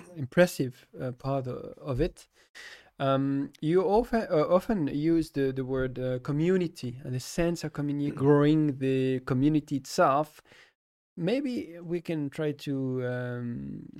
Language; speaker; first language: English; non-native, fluent; French